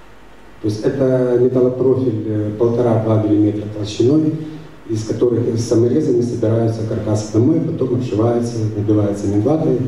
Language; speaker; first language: Russian; native; Russian